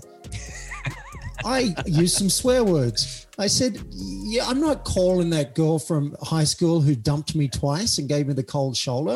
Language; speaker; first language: English; native; English